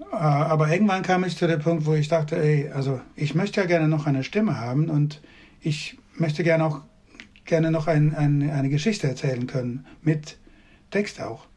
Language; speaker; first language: German; non-native, fluent; Swedish